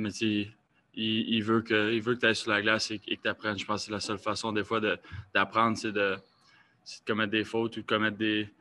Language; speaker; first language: French; native; French